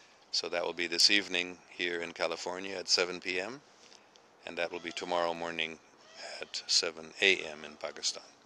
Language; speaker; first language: English; native; English